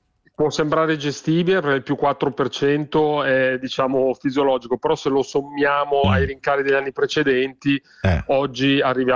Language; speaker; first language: Italian; native; Italian